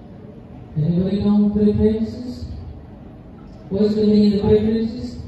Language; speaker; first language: English; non-native, learner; Indonesian